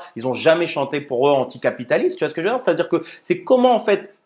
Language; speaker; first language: French; native; French